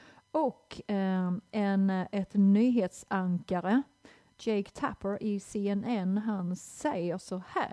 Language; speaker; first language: Swedish; native; Swedish